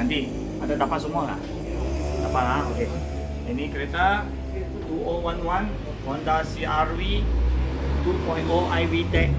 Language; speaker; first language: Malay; non-native, local second language; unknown